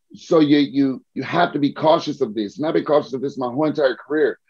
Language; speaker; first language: English; native; English